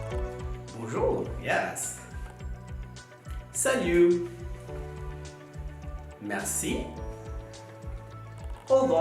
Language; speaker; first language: French; non-native, fluent; Tamil